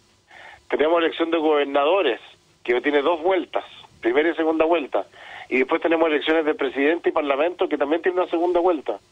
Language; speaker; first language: Spanish; native; Spanish